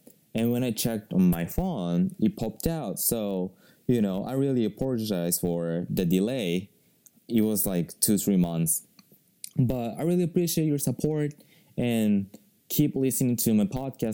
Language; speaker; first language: English; non-native, fluent; Japanese